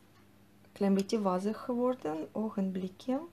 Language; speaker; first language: Dutch; non-native, fluent; Russian